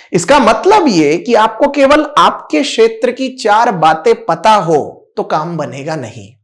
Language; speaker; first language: Hindi; non-native, local second language; Marathi